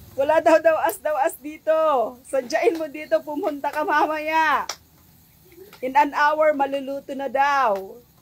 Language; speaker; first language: Filipino; non-native, local second language; Iloko